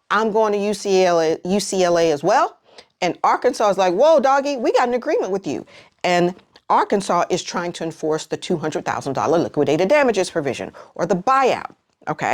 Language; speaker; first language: English; native; English